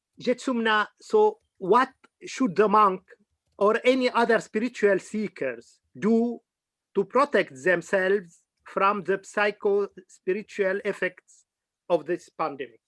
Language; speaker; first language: English; non-native, fluent; Arabic